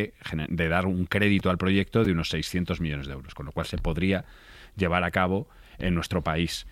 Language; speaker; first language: Spanish; native; Spanish